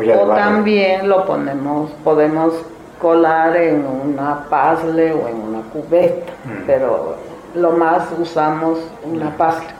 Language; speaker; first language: Spanish; native; Spanish